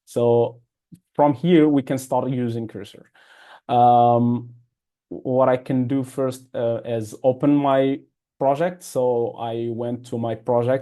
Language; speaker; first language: English; non-native, fluent; Arabic